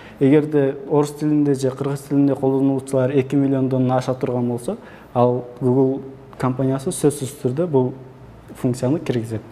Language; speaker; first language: Kyrgyz; early bilingual, heritage; Kyrgyz